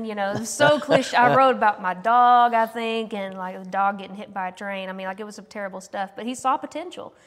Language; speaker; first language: English; native; English